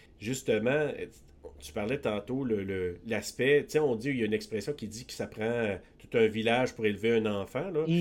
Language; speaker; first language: French; native; French